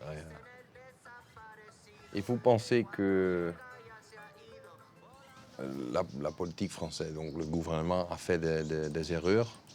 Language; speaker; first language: French; non-native, fluent; Dutch